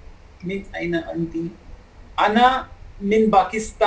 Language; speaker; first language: Arabic; non-native, learner; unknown